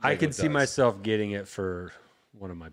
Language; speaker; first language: English; native; English